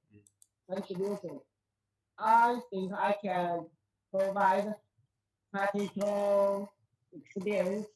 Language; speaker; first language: English; non-native, learner; Chinese